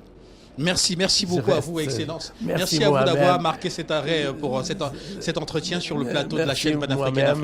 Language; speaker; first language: French; native; French